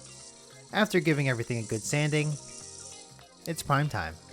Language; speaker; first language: English; native; English